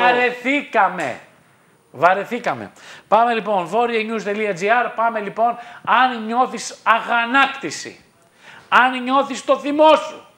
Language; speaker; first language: Greek; native; Greek